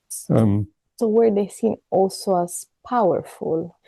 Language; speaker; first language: English; non-native, fluent; Italian